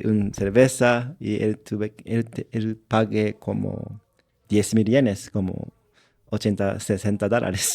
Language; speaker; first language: Spanish; non-native, learner; Japanese